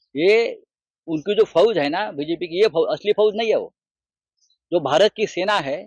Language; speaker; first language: Hindi; non-native, local second language; Marathi